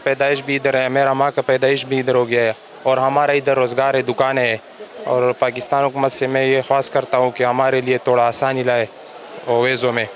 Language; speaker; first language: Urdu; early bilingual, other home language; Pashto